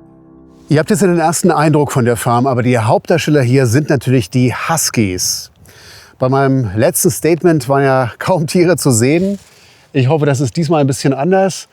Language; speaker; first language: German; native; German